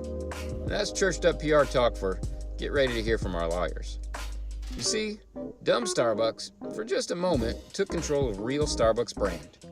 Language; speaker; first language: English; native; English